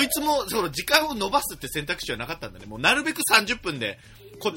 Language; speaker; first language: Japanese; native; Japanese